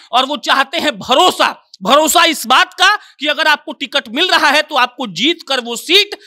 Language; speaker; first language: Hindi; native; Hindi